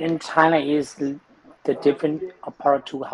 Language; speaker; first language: English; non-native, learner; Thai